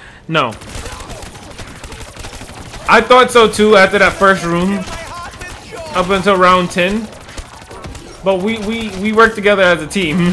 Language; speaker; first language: English; native; English